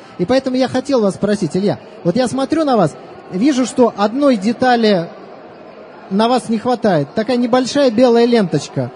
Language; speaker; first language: Russian; native; Russian